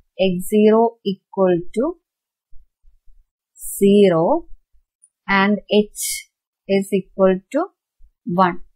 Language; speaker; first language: English; non-native, local second language; Malayalam